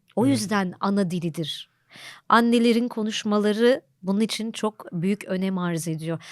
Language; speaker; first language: Turkish; native; Turkish